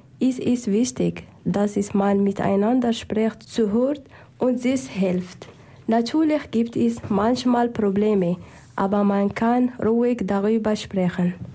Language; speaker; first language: German; non-native, learner; Arabic